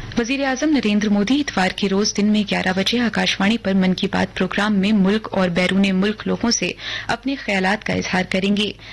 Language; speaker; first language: Urdu; non-native, local second language; Hindi